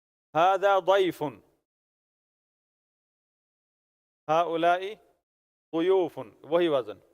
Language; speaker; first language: Arabic; non-native, fluent; Urdu